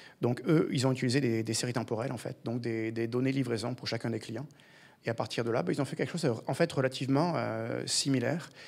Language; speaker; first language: French; native; French